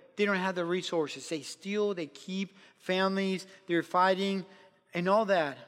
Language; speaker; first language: English; non-native, fluent; Spanish